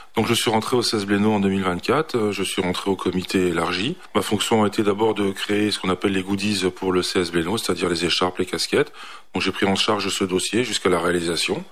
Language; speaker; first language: French; native; French